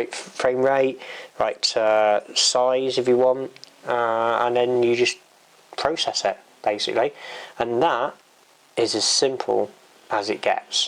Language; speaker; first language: English; native; English